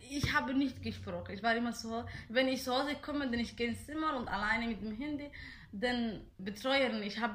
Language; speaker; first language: German; non-native, learner; Somali